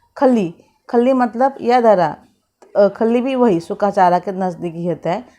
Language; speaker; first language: Hindi; non-native, local second language; Marathi